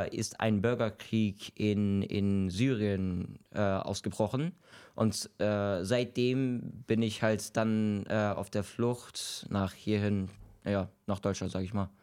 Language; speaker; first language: German; early bilingual, other home language; Arabic